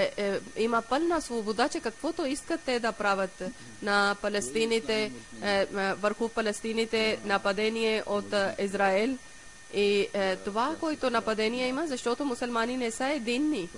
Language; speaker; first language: Bulgarian; non-native, learner; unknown